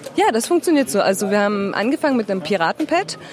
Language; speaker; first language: German; native; German